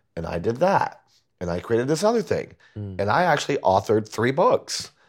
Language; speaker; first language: English; early bilingual, other home language; Spanish